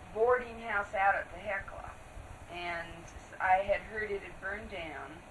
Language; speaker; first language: English; native; English